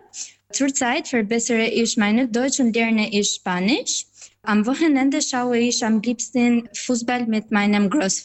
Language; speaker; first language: German; non-native, fluent; Albanian